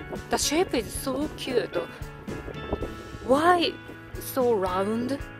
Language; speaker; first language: English; non-native, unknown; Japanese